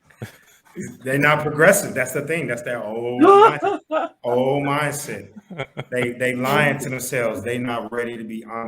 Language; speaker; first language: English; native; English